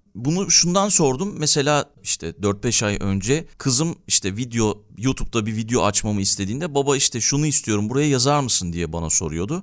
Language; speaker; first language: Turkish; native; Turkish